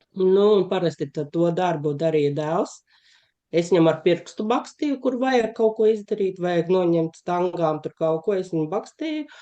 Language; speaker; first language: Latvian; native; Latvian